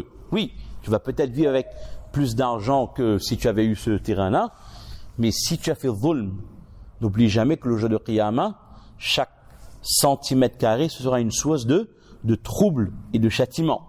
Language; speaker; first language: French; native; French